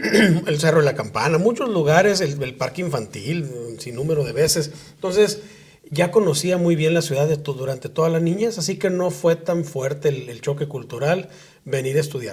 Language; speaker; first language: Spanish; native; Spanish